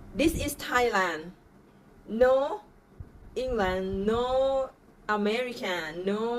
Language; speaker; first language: English; non-native, learner; Thai